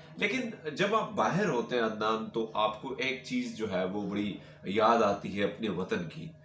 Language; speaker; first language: Urdu; non-native, local second language; Pashto